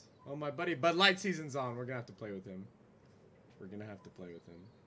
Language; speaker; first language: English; native; English